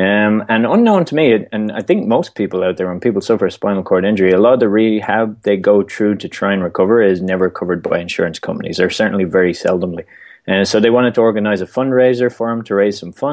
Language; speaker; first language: English; native; English